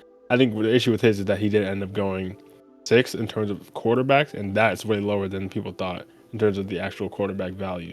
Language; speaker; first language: English; native; English